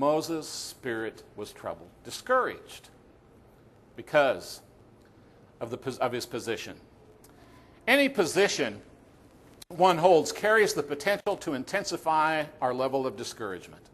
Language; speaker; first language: English; native; English